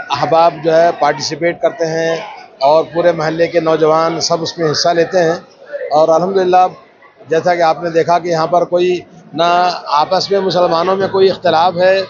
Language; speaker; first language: Urdu; native; Urdu